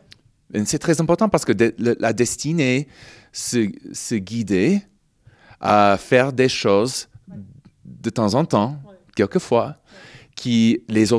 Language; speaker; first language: French; non-native, fluent; English